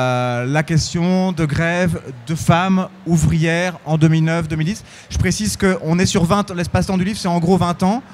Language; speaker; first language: French; native; French